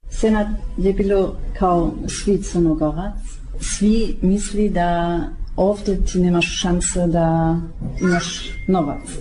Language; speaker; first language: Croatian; non-native, learner; German